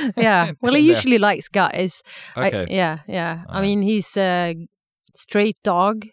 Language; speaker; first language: English; non-native, fluent; Swedish